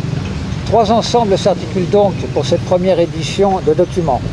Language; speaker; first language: French; native; French